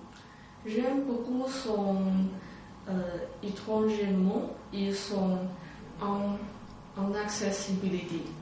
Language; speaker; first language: French; non-native, learner; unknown